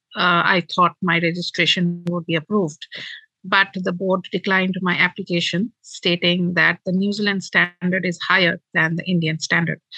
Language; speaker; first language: English; non-native, local second language; Bangla